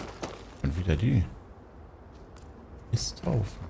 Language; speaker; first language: German; native; German